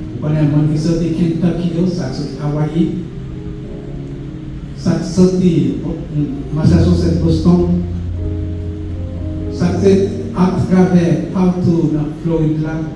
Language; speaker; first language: French; non-native, local second language; Haitian Creole